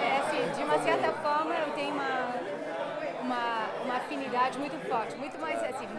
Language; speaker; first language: Portuguese; non-native, fluent; English